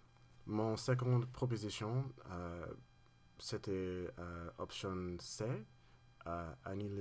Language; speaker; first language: French; non-native, learner; English